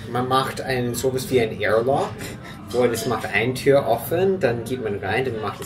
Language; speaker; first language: German; non-native, fluent; English